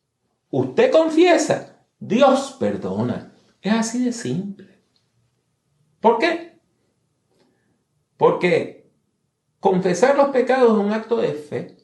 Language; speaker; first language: Spanish; native; Spanish